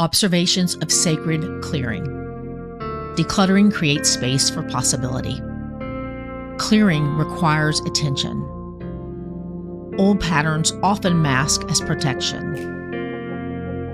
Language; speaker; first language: English; native; English